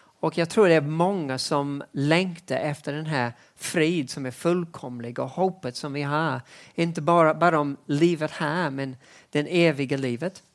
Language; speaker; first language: Swedish; non-native, fluent; English